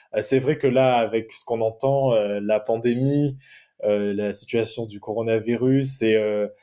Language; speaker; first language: French; native; French